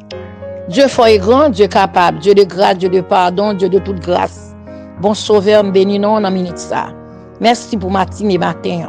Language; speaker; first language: French; non-native, local second language; Haitian Creole